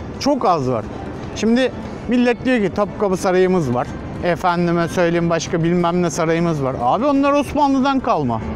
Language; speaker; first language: Turkish; native; Turkish